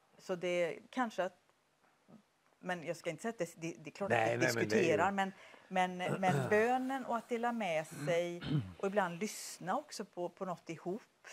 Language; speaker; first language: Swedish; native; Swedish